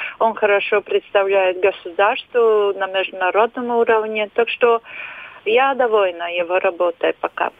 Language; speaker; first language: Russian; non-native, local second language; Latvian